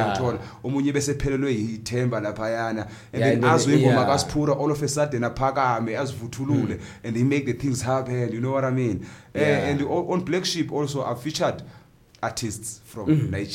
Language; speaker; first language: English; non-native, local second language; Xhosa